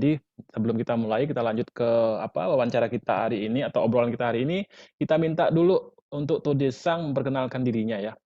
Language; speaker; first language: Indonesian; native; Indonesian